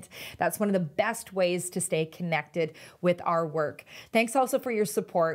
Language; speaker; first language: English; native; English